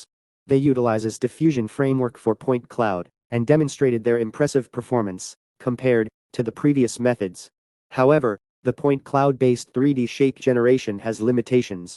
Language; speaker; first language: English; non-native, fluent; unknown